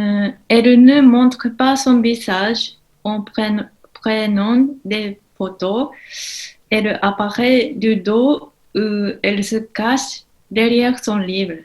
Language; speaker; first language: French; non-native, learner; Japanese